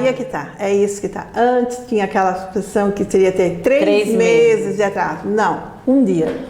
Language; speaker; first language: Portuguese; native; Portuguese